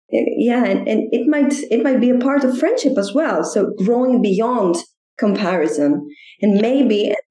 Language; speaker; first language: English; non-native, fluent; Greek